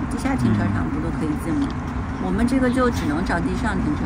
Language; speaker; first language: Chinese; native; Chinese